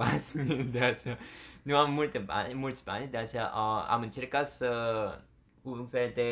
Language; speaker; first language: Romanian; non-native, learner; Korean